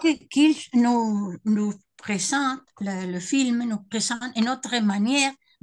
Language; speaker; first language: French; non-native, learner; Spanish